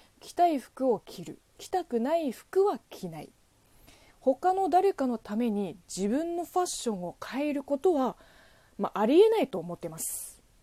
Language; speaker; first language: Japanese; non-native, fluent; Chinese